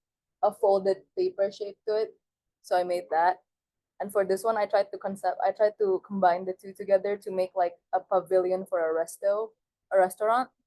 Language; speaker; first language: English; non-native, fluent; Indonesian